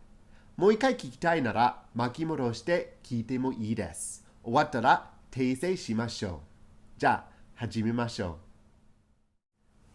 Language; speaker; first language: Japanese; non-native, fluent; English